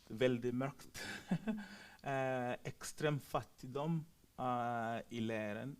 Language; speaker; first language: Norwegian; non-native, fluent; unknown